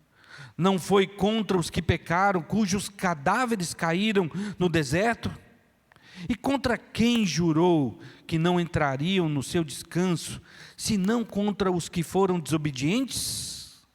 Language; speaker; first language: Portuguese; native; Portuguese